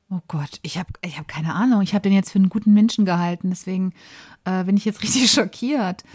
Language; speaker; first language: German; native; German